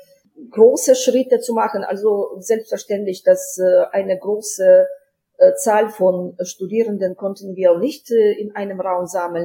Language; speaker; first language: German; non-native, fluent; Ukrainian